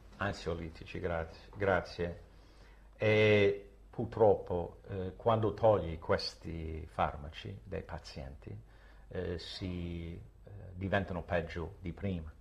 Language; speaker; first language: Italian; non-native, fluent; English